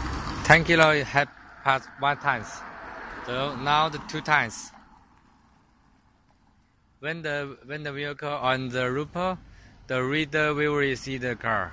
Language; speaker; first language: English; non-native, learner; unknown